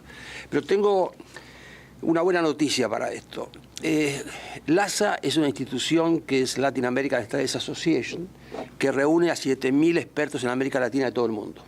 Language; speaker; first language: Spanish; native; Spanish